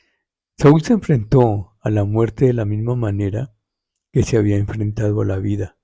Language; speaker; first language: Spanish; native; Spanish